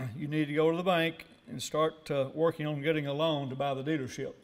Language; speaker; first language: English; native; English